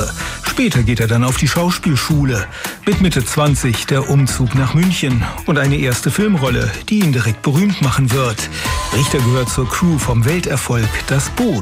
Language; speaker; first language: German; native; German